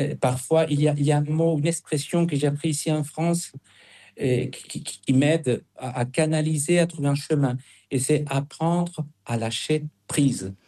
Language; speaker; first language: French; non-native, fluent; Spanish